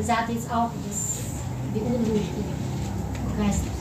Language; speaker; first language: German; non-native, fluent; Russian